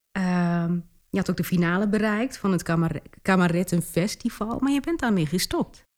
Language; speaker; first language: Dutch; early bilingual, other home language; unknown